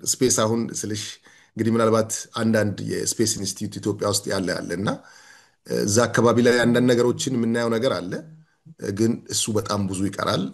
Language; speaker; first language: Amharic; non-native, local second language; Oromo